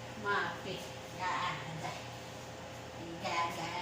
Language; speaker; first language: Indonesian; non-native, learner; Filipino